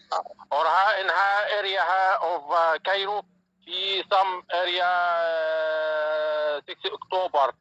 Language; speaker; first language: English; non-native, learner; Arabic